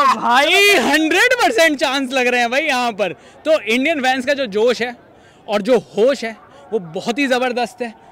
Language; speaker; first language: Hindi; native; Hindi